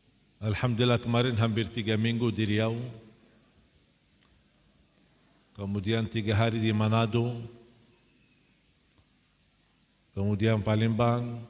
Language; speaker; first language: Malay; non-native, fluent; Arabic